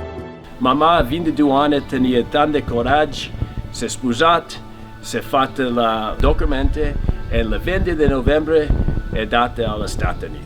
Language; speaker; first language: Italian; early bilingual, heritage; Italian